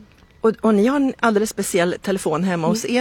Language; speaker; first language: Swedish; native; Swedish